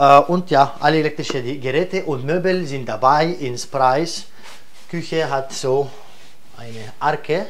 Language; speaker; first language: German; non-native, fluent; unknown